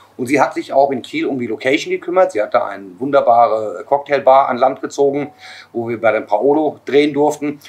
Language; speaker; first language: German; native; German